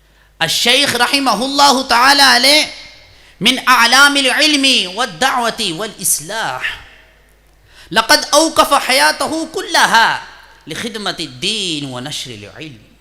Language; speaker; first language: Arabic; non-native, fluent; Urdu